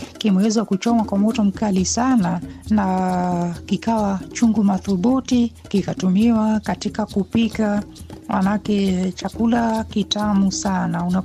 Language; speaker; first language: Swahili; non-native, local second language; Luyia